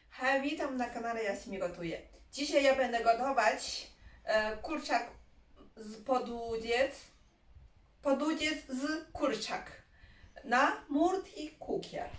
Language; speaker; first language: Polish; non-native, learner; Chinese